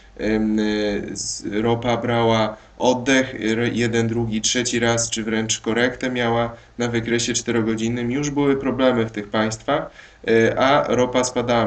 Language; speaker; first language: Polish; native; Polish